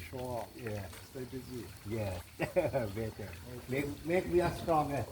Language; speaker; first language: English; non-native, learner; Thai